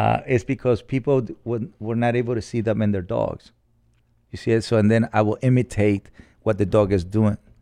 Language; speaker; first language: English; non-native, fluent; Spanish